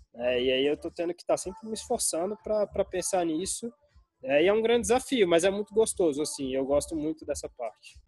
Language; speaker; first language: Portuguese; native; Portuguese